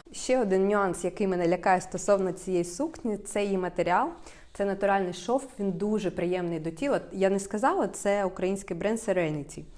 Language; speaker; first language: Ukrainian; non-native, local second language; Russian